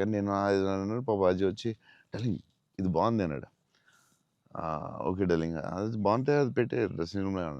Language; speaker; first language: Telugu; native; Telugu